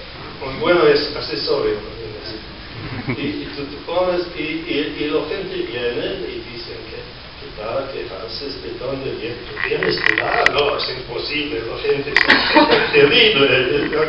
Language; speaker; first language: Spanish; non-native, learner; English